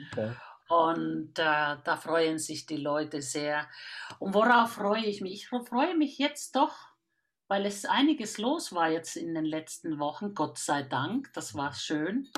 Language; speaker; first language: German; non-native, fluent; Finnish